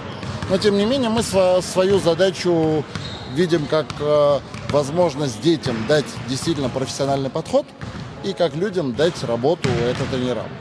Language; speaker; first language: Russian; native; Russian